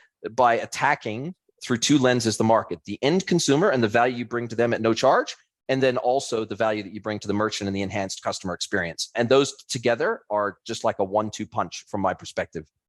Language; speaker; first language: English; native; English